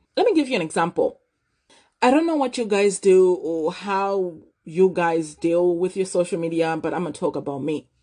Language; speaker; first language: English; non-native, local second language; Nyanja